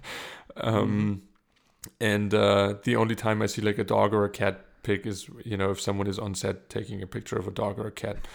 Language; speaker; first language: English; non-native, fluent; German